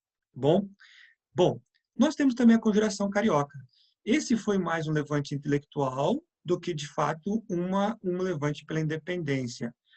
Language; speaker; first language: Portuguese; native; Portuguese